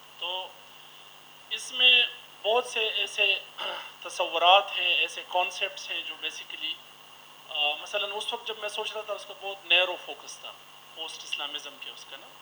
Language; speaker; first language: Urdu; non-native, local second language; Pashto